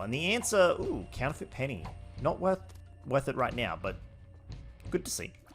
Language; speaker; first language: English; native; English